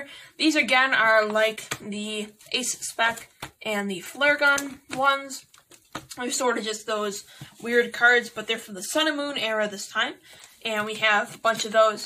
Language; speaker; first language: English; native; English